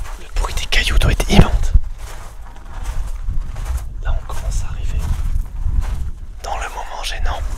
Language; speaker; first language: French; native; French